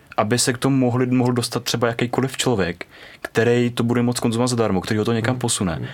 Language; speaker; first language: Czech; native; Czech